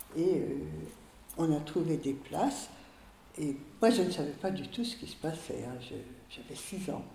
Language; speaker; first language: French; early bilingual, other home language; Hungarian